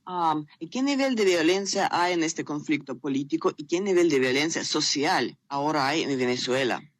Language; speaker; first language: Spanish; non-native, learner; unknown